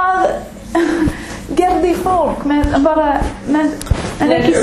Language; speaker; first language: Icelandic; non-native, learner; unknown